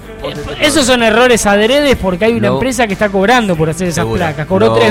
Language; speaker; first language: Spanish; native; Spanish